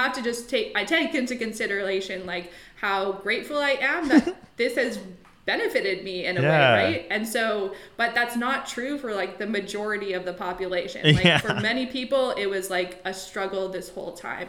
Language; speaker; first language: English; native; English